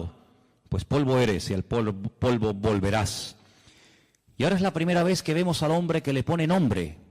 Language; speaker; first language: Spanish; native; Spanish